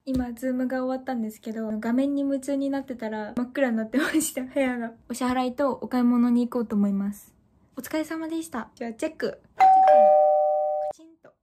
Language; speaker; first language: Japanese; native; Japanese